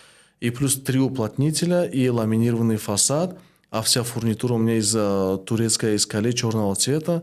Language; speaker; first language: Russian; non-native, local second language; Tajik